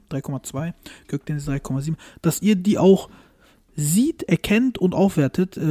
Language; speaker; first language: German; early bilingual, other home language; Turkish